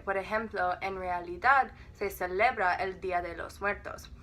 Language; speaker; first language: Spanish; non-native, learner; English